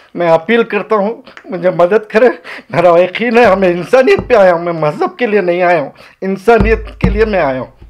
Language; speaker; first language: Hindi; non-native, local second language; Urdu